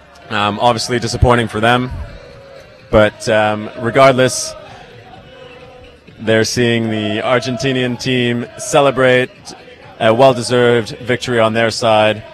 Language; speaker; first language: English; native; English